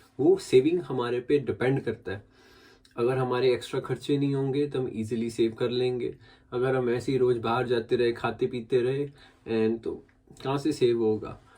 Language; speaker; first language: Hindi; native; Hindi